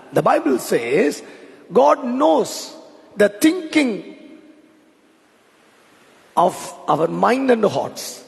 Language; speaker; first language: English; non-native, local second language; Tamil